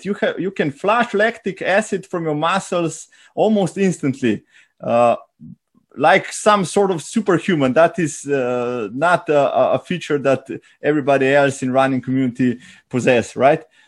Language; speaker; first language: English; non-native, learner; Slovenian